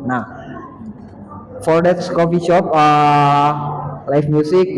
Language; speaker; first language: English; non-native, learner; Indonesian